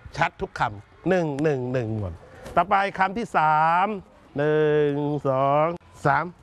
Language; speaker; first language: Thai; native; Thai